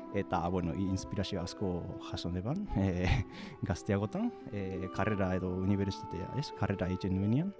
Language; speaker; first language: Basque; non-native, fluent; Japanese